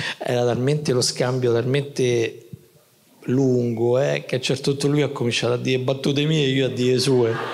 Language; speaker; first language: Italian; native; Italian